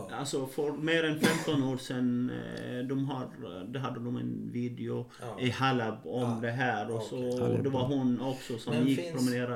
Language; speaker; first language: Swedish; non-native, fluent; Arabic